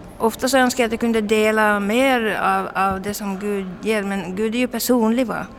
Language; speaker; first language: Swedish; native; Swedish